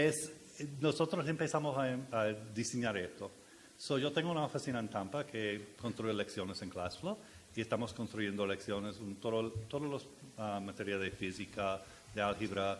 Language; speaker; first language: Spanish; non-native, learner; English